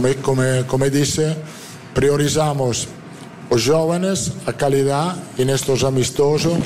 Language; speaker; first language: Portuguese; non-native, learner; Spanish